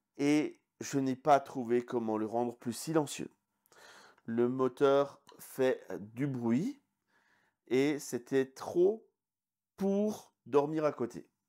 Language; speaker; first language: French; native; French